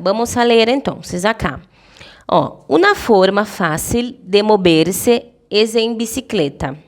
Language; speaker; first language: Spanish; non-native, fluent; Portuguese